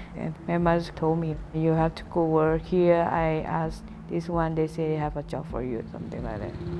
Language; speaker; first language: English; non-native, learner; Akha